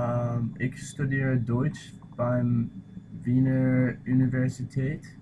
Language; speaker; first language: German; non-native, learner; English